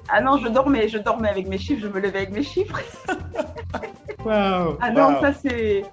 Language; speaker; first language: French; non-native, local second language; Wolof